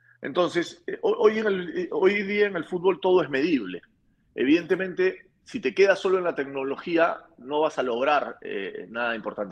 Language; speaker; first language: Spanish; native; Spanish